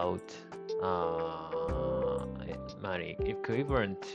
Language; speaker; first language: English; non-native, learner; Japanese